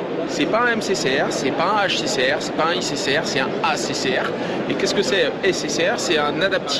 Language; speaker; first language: French; native; French